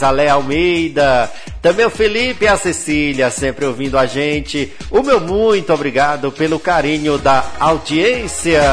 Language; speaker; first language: Portuguese; native; Portuguese